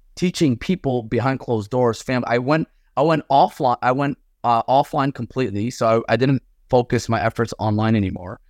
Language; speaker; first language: English; native; English